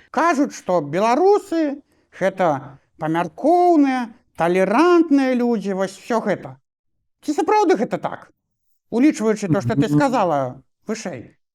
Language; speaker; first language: Belarusian; non-native, local second language; Russian